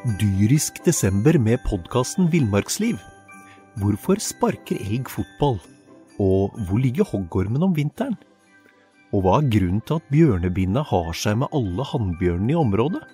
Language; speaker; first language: Norwegian; native; Norwegian